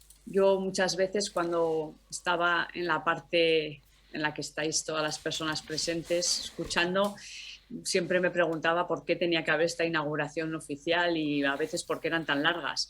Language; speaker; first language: Spanish; native; Spanish